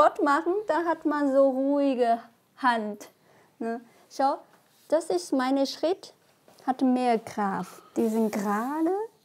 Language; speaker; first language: German; non-native, learner; Chinese